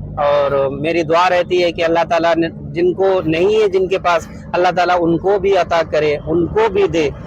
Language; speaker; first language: Hindi; native; Hindi